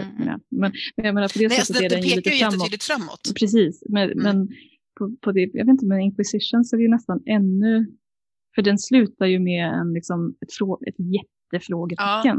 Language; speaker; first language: Swedish; native; Swedish